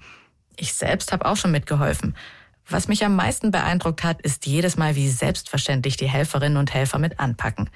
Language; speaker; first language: German; native; German